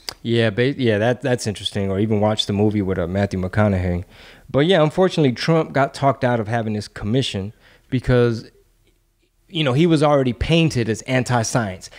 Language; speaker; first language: English; early bilingual, other home language; Spanish